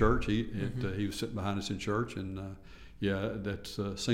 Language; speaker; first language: English; native; English